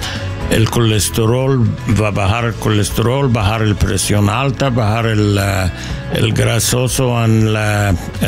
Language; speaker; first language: Spanish; non-native, learner; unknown